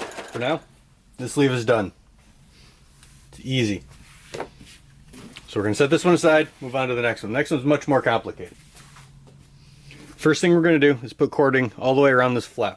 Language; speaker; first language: English; native; English